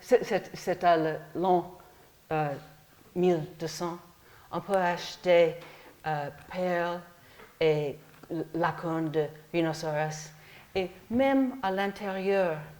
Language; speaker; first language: French; non-native, fluent; English